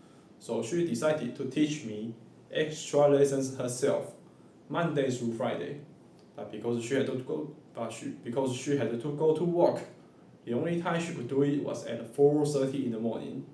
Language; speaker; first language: English; non-native, learner; Chinese